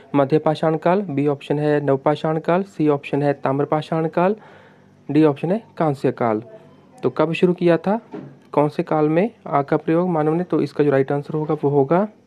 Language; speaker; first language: Hindi; non-native, local second language; Punjabi